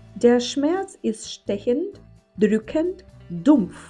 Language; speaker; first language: German; non-native, fluent; Ukrainian